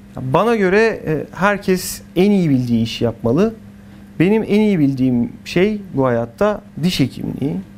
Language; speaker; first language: Turkish; early bilingual, heritage; Turkish